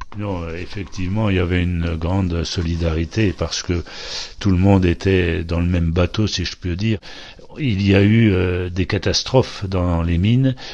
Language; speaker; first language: French; early bilingual, other home language; Polish